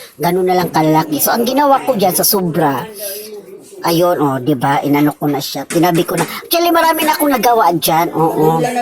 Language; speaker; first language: Filipino; non-native, local second language; Cebuano